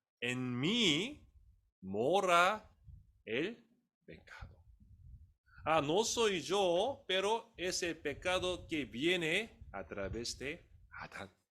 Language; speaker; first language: Spanish; non-native, fluent; Korean